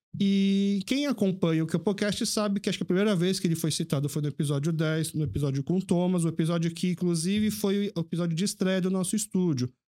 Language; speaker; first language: Portuguese; early bilingual, other home language; Korean